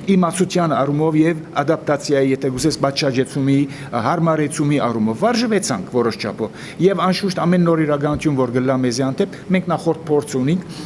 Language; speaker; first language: Armenian; native; Armenian